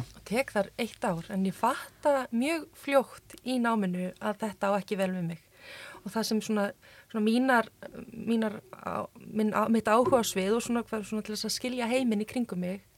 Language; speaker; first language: Icelandic; native; Icelandic